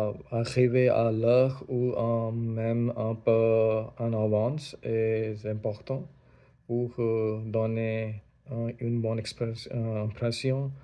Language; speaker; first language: French; non-native, learner; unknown